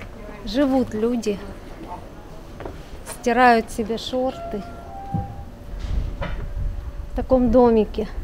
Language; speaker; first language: Russian; native; Russian